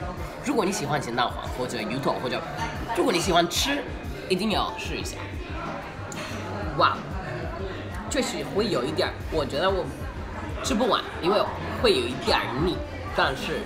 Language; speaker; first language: Chinese; non-native, fluent; English